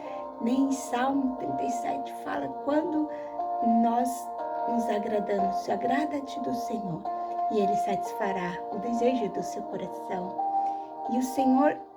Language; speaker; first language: Portuguese; native; Portuguese